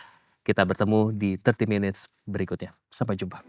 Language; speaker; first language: Indonesian; native; Indonesian